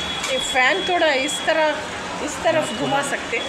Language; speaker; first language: Hindi; non-native, local second language; Telugu